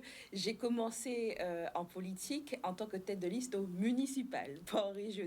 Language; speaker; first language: French; native; French